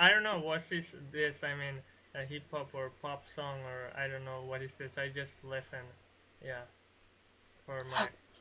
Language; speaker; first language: English; non-native, learner; Bangla